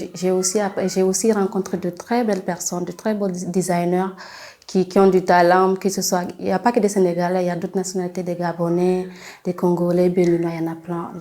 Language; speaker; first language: French; non-native, local second language; Fula